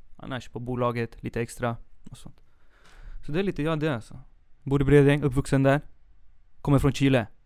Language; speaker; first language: Swedish; early bilingual, other home language; Spanish